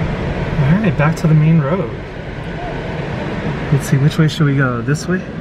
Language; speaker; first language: English; native; English